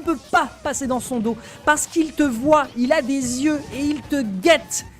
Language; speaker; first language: French; native; French